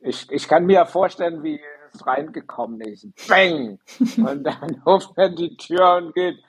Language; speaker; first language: German; non-native, fluent; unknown